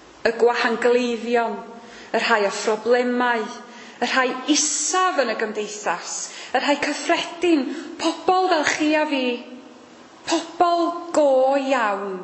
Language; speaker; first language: Welsh; native; Welsh